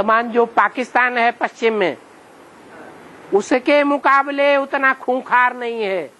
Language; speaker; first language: Hindi; native; Hindi